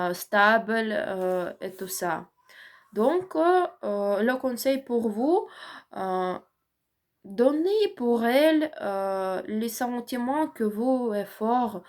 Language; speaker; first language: French; non-native, learner; Ukrainian